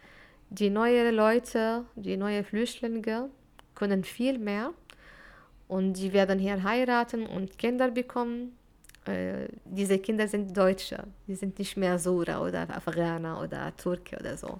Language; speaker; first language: German; non-native, fluent; Arabic